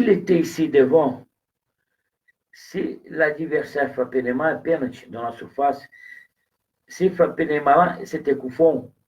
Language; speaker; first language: French; non-native, fluent; Portuguese